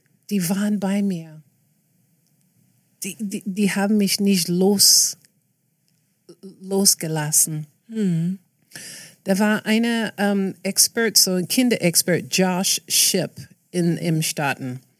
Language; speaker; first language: German; non-native, fluent; English